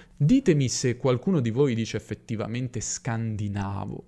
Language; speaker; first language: Italian; native; Italian